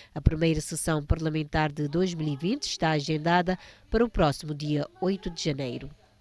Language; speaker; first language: Portuguese; non-native, local second language; Kabuverdianu